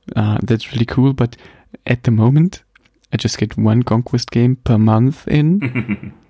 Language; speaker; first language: English; non-native, fluent; German